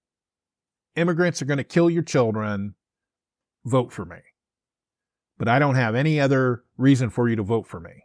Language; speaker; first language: English; native; English